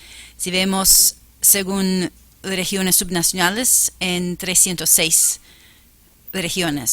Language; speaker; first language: Spanish; non-native, fluent; English